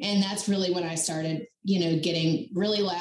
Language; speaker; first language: English; native; English